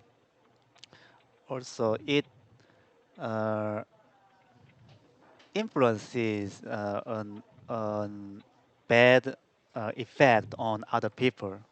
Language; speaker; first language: English; non-native, learner; Korean